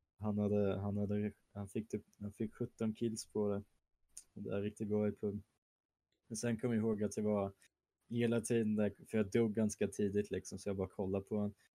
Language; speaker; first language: Swedish; early bilingual, other home language; German